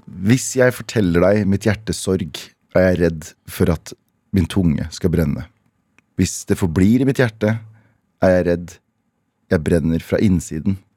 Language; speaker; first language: Norwegian; early bilingual, other home language; Kurdish